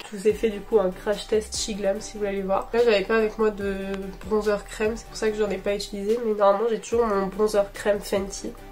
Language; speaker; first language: French; early bilingual, other home language; Portuguese